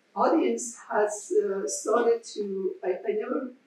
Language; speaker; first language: English; non-native, fluent; Persian